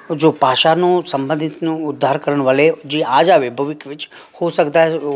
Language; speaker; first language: Punjabi; non-native, fluent; Kannada